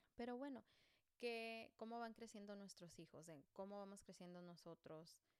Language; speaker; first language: Spanish; early bilingual, heritage; Spanish